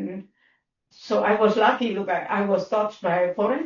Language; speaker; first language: English; non-native, learner; Indonesian